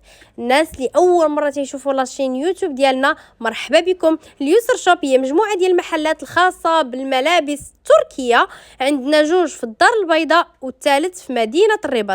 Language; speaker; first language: Arabic; native; Arabic